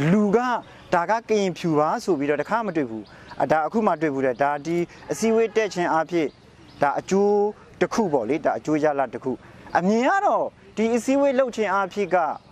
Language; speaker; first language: Burmese; non-native, local second language; Karen languages